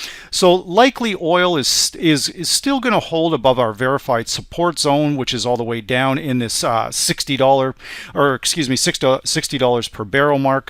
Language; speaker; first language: English; native; English